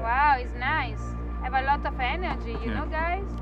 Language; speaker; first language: English; non-native, learner; Italian